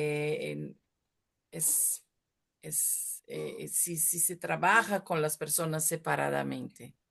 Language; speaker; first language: Spanish; non-native, fluent; Portuguese